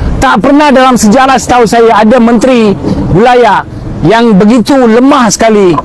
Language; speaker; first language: Malay; native; Malay